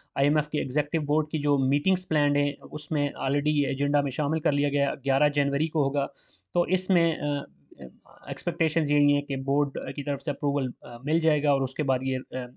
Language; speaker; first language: Urdu; native; Urdu